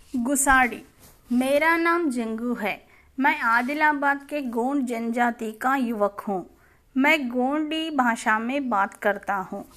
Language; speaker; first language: Hindi; non-native, local second language; Telugu